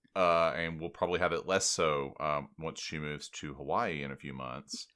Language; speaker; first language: English; native; English